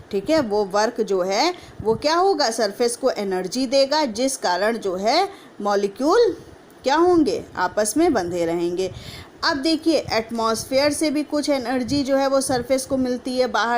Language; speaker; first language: Hindi; native; Hindi